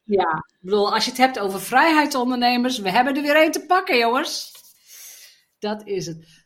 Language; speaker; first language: Dutch; native; Dutch